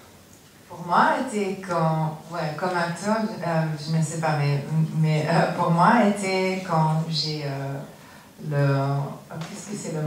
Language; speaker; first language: French; non-native, learner; English